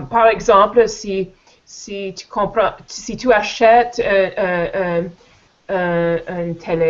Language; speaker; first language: French; non-native, learner; English